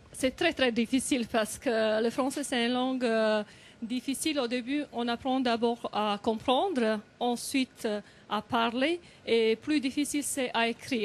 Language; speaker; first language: French; non-native, fluent; Serbian